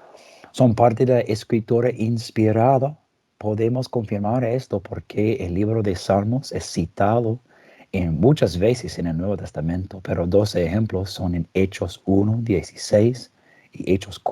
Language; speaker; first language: Spanish; non-native, fluent; English